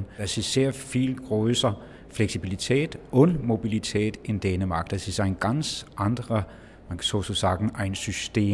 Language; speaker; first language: German; non-native, fluent; Danish